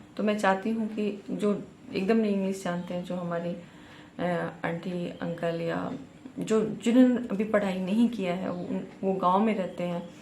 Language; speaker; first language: Hindi; native; Hindi